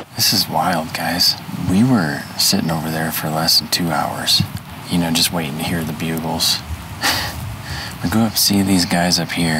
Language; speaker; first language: English; native; English